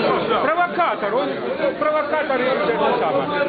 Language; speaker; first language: Russian; native; Russian